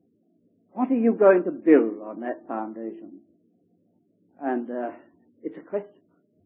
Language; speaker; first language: English; native; English